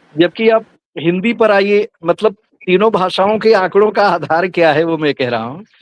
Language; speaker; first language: Hindi; native; Hindi